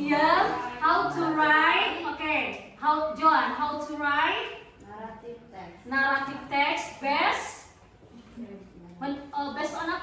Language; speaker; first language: English; non-native, local second language; Indonesian